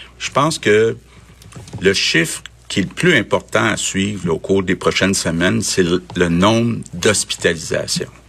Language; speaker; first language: French; native; French